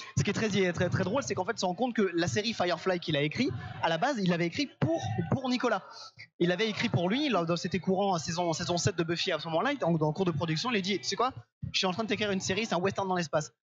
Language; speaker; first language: French; native; French